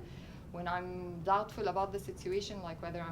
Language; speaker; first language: English; non-native, local second language; Arabic